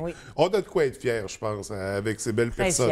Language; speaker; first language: French; native; French